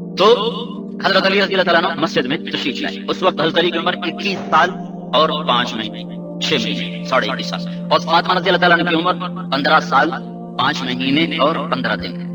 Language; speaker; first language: Urdu; non-native, local second language; Punjabi